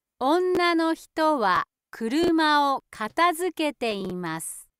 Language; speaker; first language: Japanese; native; Japanese